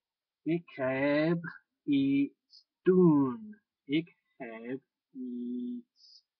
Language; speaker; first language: Dutch; non-native, learner; English